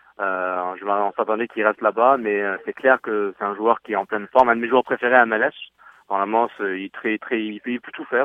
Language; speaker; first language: French; native; French